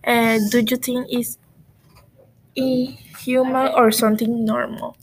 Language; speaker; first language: English; non-native, learner; Spanish